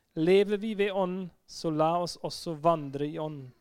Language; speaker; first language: Norwegian; non-native, fluent; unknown